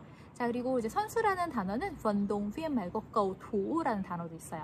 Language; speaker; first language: Korean; native; Korean